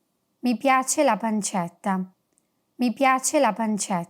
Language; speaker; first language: Italian; non-native, fluent; English